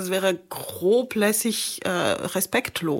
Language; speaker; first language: German; non-native, fluent; French